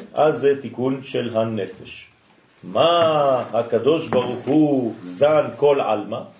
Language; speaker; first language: Hebrew; non-native, fluent; French